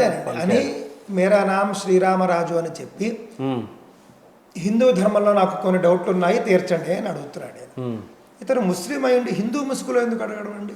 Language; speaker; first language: Telugu; native; Telugu